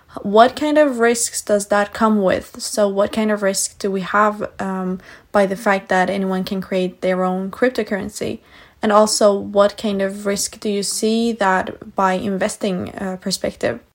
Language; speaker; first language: English; non-native, fluent; Swedish